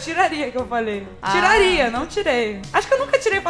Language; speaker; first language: Portuguese; native; Portuguese